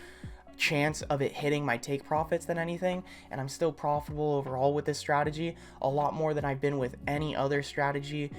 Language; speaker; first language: English; native; English